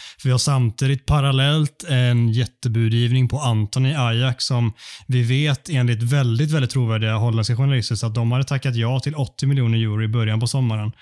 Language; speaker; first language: Swedish; native; Swedish